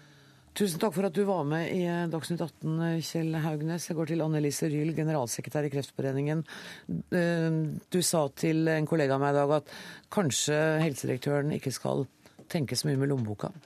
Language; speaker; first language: Norwegian; native; Norwegian